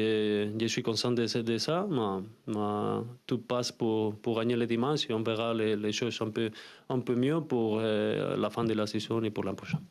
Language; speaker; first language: French; non-native, fluent; Spanish